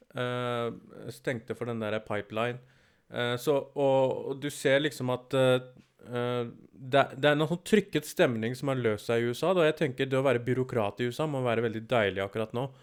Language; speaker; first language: Norwegian; early bilingual, other home language; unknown